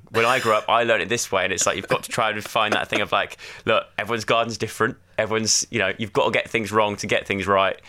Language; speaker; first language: English; native; English